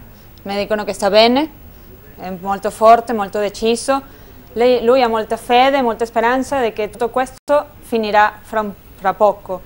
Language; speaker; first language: Italian; non-native, fluent; Spanish